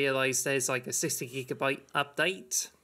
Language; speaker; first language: English; native; English